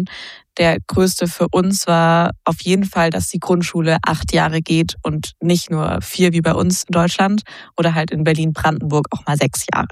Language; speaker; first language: German; native; German